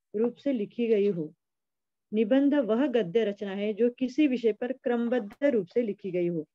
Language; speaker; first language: Hindi; non-native, local second language; Marathi